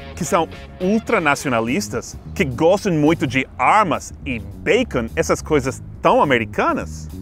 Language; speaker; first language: Portuguese; non-native, fluent; English